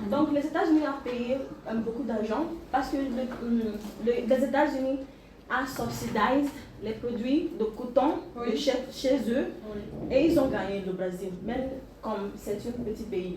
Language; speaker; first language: French; non-native, learner; English